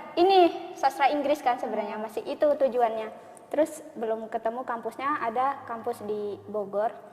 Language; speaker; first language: Indonesian; native; Indonesian